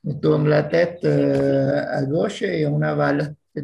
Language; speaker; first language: French; non-native, fluent; Vietnamese